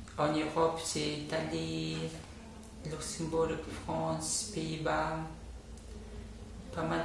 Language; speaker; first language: French; non-native, fluent; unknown